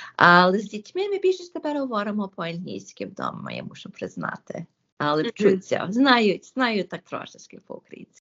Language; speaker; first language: Ukrainian; early bilingual, heritage; Ukrainian